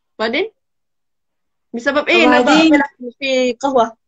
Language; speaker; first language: Arabic; non-native, learner; Malay